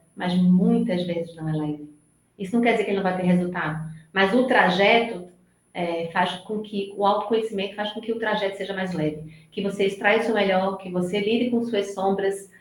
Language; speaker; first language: Portuguese; native; Portuguese